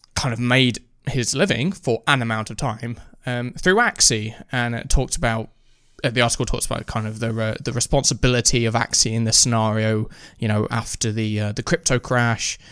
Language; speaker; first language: English; early bilingual, other home language; Filipino